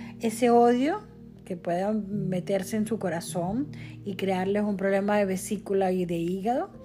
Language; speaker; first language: Spanish; native; Spanish